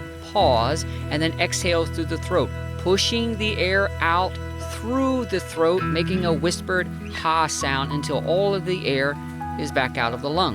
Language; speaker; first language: English; native; English